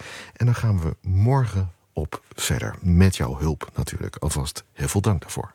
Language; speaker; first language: Dutch; native; Dutch